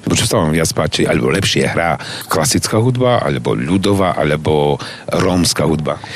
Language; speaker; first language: Slovak; native; Slovak